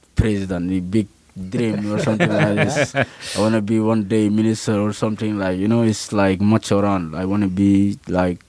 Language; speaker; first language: English; non-native, learner; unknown